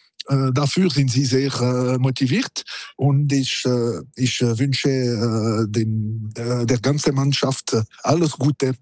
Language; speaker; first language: German; non-native, local second language; French